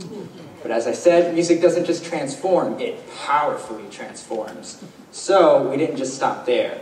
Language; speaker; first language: English; native; English